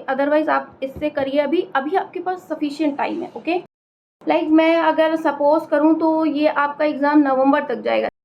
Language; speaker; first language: Hindi; native; Hindi